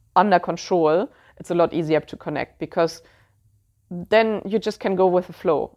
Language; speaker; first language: English; non-native, fluent; German